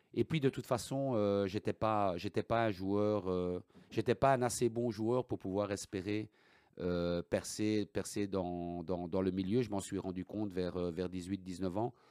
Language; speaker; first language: French; early bilingual, other home language; Italian